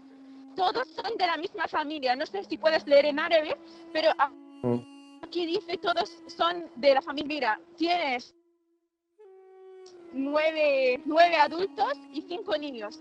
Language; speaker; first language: Spanish; non-native, fluent; Arabic